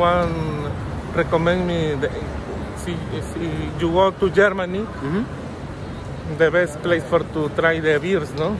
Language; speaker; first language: English; non-native, learner; Spanish